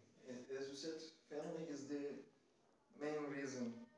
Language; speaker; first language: English; non-native, learner; Turkish